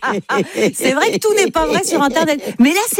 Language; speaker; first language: French; native; French